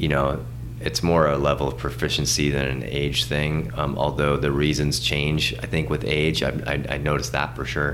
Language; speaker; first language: English; native; English